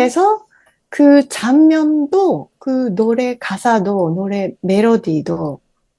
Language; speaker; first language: Korean; non-native, fluent; Japanese